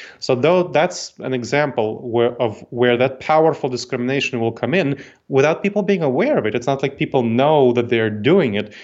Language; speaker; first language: English; early bilingual, other home language; Russian